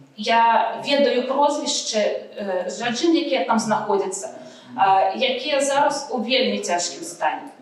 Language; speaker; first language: Belarusian; non-native, local second language; Russian